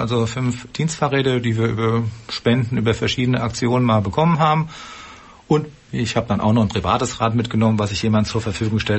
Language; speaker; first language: German; native; German